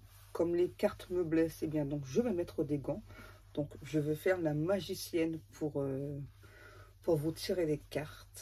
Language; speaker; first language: French; native; French